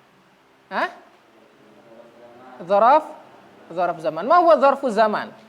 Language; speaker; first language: Arabic; non-native, fluent; Indonesian